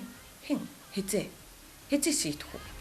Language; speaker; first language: Mongolian; non-native, learner; Japanese